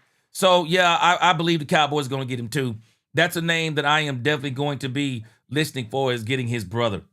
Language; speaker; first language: English; native; English